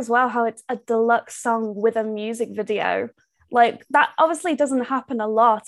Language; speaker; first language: English; native; English